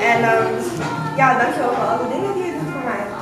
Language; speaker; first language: Dutch; early bilingual, other home language; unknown